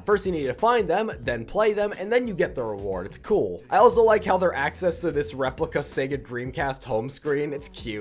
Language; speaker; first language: English; native; English